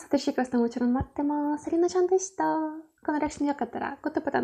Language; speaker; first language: Japanese; non-native, learner; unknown